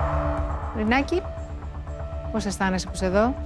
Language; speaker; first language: Greek; native; Greek